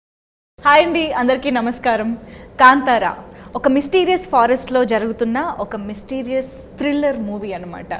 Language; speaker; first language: Telugu; native; Telugu